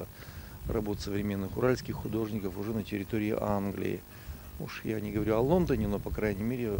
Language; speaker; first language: Russian; native; Russian